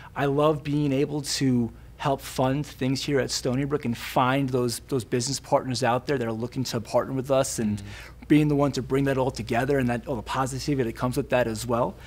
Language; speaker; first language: English; native; English